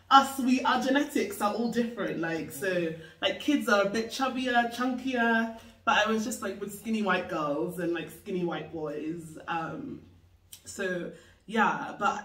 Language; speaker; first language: English; native; English